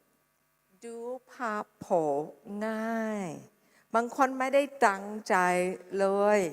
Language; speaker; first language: Thai; non-native, fluent; English